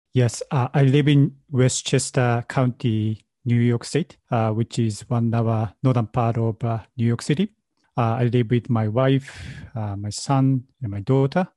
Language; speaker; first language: English; non-native, learner; Japanese